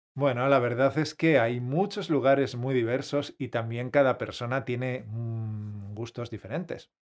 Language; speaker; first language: Spanish; native; Spanish